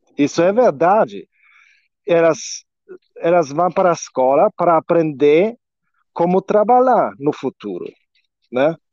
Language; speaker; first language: Portuguese; non-native, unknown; German